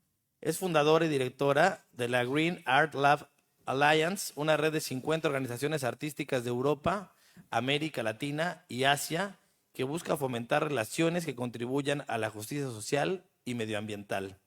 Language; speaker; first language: Spanish; native; Spanish